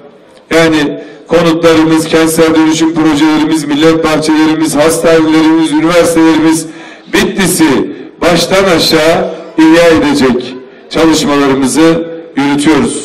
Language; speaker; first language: Turkish; native; Turkish